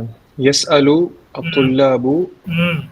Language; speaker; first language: Arabic; non-native, learner; Tamil